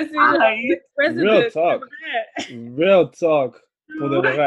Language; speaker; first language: French; native; French